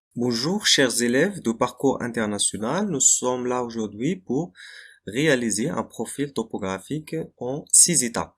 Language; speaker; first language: French; non-native, local second language; Arabic